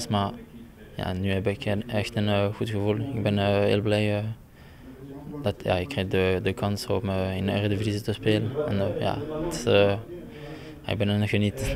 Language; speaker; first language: Dutch; non-native, fluent; French